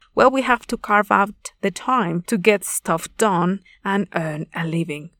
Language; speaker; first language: English; non-native, fluent; Spanish